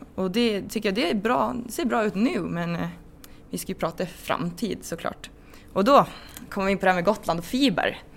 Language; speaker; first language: Swedish; native; Swedish